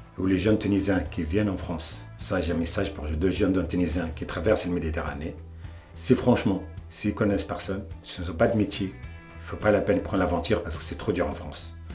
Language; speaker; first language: French; non-native, local second language; Arabic